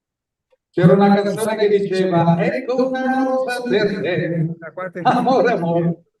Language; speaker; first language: Italian; native; Italian